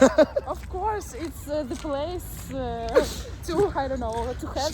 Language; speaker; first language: English; non-native, learner; Russian